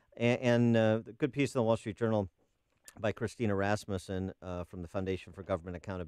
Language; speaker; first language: English; native; English